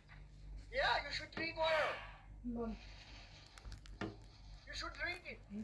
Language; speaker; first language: English; non-native, learner; Oromo